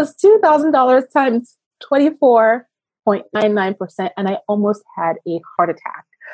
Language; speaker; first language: English; non-native, local second language; Yoruba